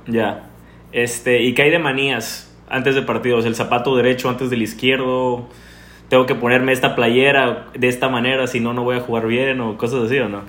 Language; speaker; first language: Spanish; native; Spanish